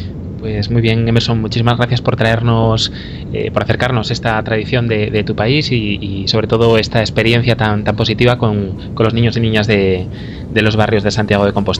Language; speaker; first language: Spanish; native; Spanish